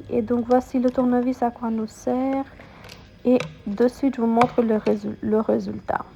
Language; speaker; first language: French; non-native, fluent; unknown